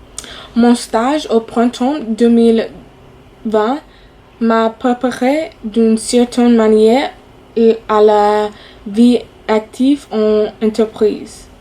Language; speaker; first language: French; non-native, fluent; English